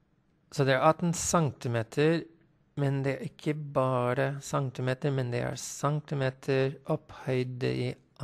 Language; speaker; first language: Norwegian; non-native, fluent; English